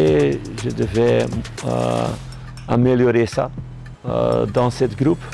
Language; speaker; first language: French; non-native, local second language; Dutch